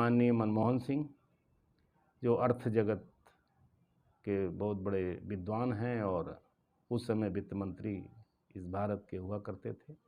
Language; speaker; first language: Hindi; native; Hindi